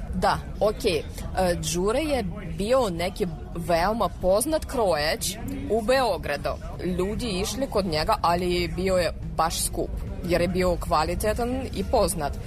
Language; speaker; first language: Serbian; non-native, fluent; Russian